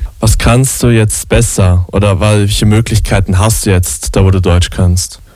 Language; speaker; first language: German; native; German